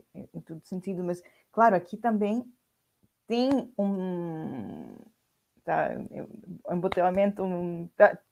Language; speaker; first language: Portuguese; non-native, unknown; Spanish